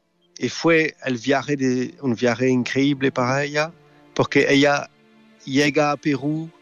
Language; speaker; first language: Spanish; non-native, fluent; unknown